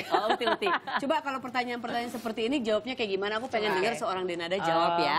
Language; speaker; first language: Indonesian; native; Indonesian